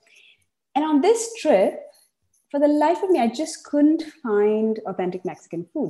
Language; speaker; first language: English; non-native, local second language; Tamil